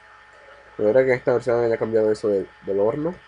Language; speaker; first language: Spanish; native; Spanish